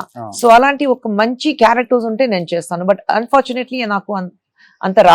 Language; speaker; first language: Telugu; non-native, local second language; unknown